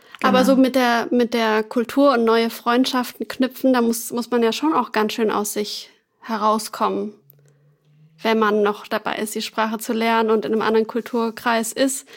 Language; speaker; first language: German; native; German